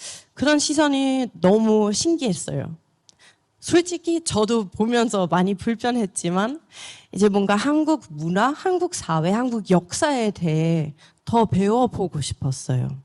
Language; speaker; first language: Korean; non-native, fluent; German